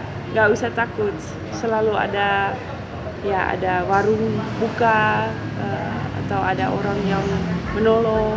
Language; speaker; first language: Indonesian; non-native, fluent; Dutch